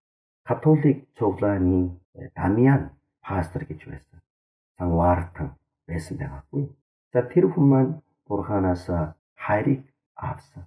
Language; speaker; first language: Mongolian; non-native, fluent; Korean